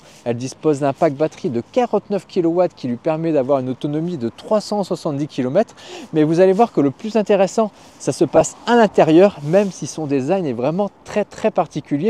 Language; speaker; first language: French; native; French